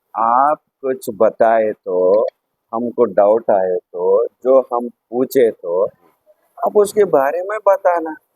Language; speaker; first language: Hindi; non-native, fluent; Telugu